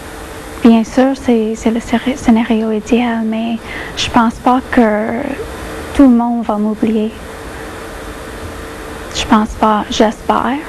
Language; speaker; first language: French; non-native, local second language; English